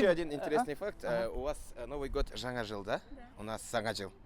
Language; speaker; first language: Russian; non-native, local second language; Yakut